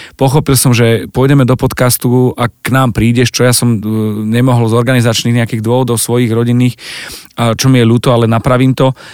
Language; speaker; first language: Slovak; native; Slovak